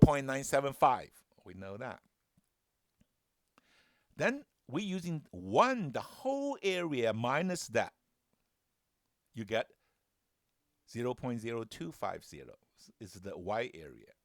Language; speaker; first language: English; non-native, fluent; Chinese